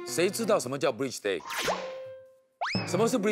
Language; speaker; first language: Chinese; native; Chinese